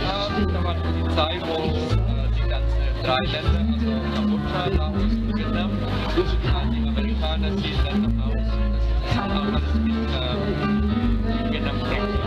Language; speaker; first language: German; non-native, fluent; Lao